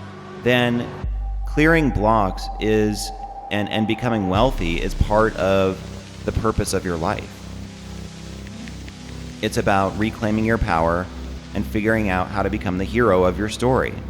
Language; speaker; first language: English; native; English